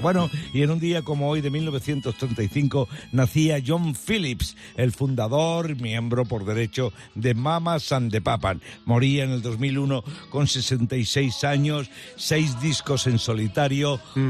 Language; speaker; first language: Spanish; native; Spanish